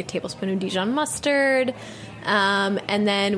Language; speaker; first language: English; native; English